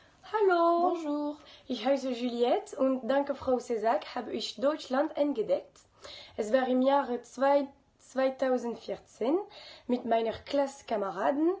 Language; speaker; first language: German; non-native, learner; French